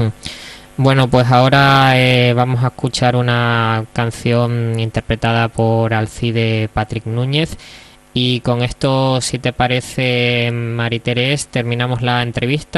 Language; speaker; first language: Spanish; native; Spanish